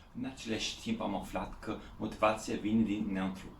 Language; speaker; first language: Romanian; non-native, learner; English